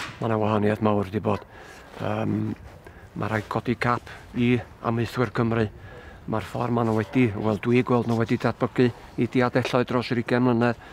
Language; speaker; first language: Welsh; native; Welsh